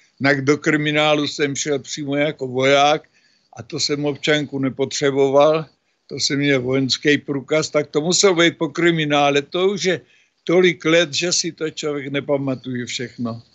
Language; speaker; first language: Czech; native; Czech